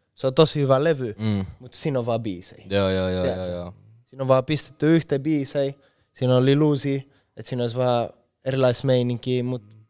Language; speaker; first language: Finnish; non-native, fluent; Spanish